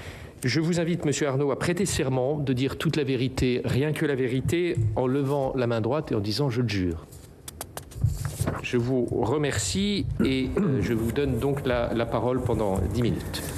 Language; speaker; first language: French; native; French